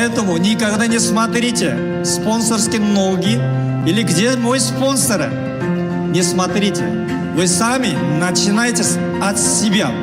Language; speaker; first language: Russian; non-native, learner; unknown